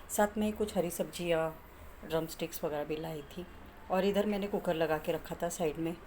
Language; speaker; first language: Hindi; non-native, local second language; Marathi